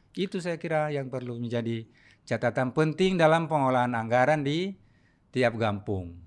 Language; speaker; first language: Indonesian; non-native, local second language; Buginese